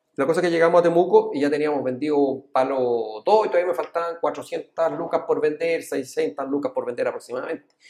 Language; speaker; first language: Spanish; native; Spanish